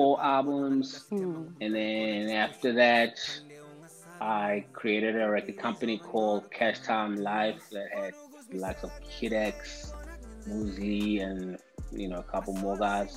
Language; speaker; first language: English; non-native, local second language; Zulu